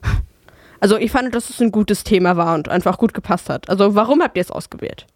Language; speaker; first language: German; native; German